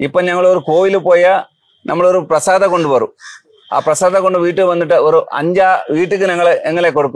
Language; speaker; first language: Malayalam; non-native, learner; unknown